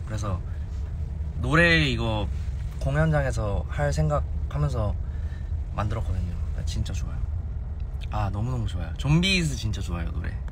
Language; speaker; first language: Korean; early bilingual, heritage; Korean